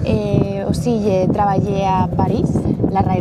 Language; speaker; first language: French; non-native, learner; Spanish